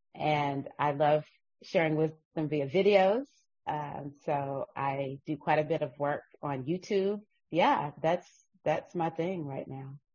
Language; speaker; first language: English; native; English